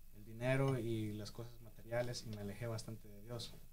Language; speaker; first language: Spanish; early bilingual, heritage; Spanish